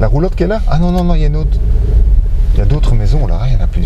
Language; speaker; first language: French; native; French